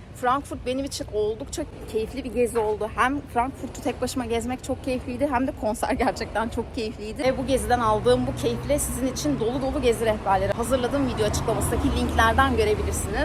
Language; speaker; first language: Turkish; native; Turkish